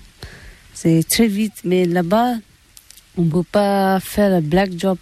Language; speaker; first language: French; non-native, learner; Tibetan